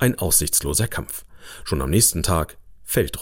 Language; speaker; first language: German; native; German